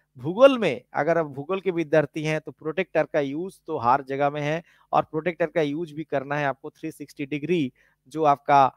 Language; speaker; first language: Hindi; non-native, local second language; Bangla